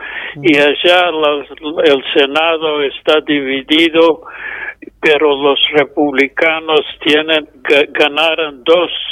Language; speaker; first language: Spanish; non-native, fluent; English